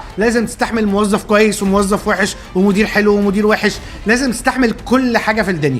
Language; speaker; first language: Arabic; native; Arabic